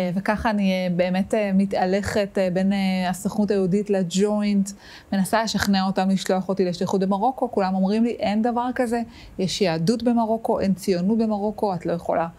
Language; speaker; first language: Hebrew; native; Hebrew